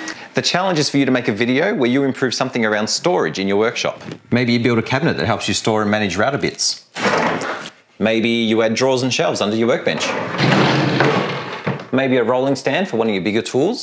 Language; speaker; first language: English; native; English